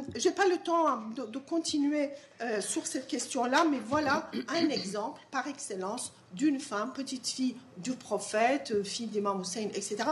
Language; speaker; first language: French; non-native, fluent; Persian